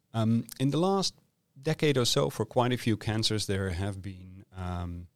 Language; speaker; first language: English; non-native, fluent; Dutch